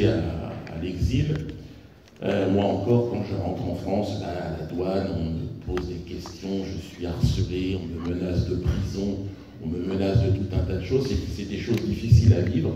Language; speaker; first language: French; native; French